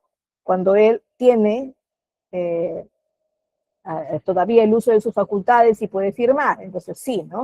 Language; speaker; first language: Spanish; native; Spanish